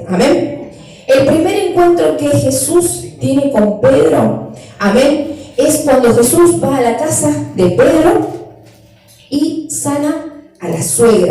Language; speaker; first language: Spanish; native; Spanish